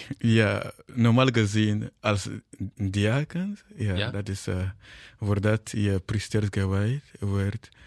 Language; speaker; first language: Dutch; non-native, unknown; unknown